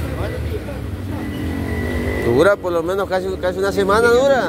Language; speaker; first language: Spanish; native; Spanish